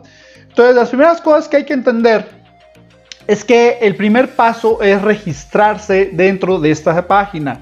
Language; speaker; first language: Spanish; native; Spanish